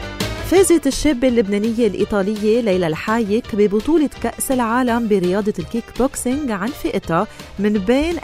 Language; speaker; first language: Arabic; native; Arabic